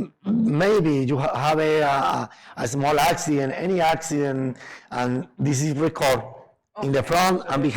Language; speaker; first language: English; non-native, learner; Spanish